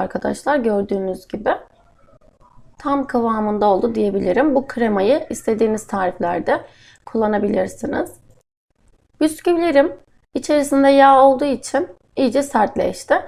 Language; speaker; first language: Turkish; native; Turkish